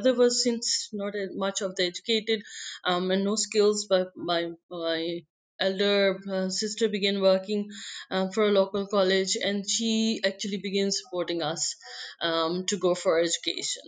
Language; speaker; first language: English; non-native, local second language; Punjabi